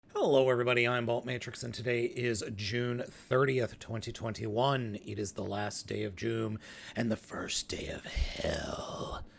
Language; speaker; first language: English; native; English